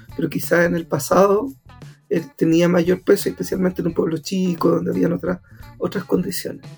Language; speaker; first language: Spanish; native; Spanish